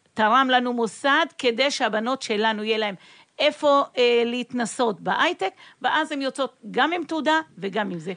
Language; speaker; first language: Hebrew; native; Hebrew